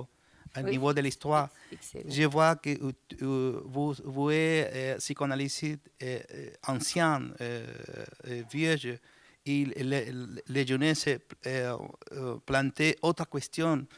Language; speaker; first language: French; non-native, learner; Spanish